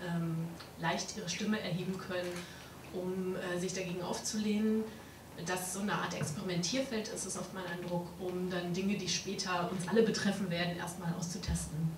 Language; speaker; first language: German; native; German